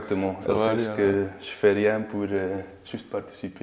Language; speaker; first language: French; non-native, learner; Dutch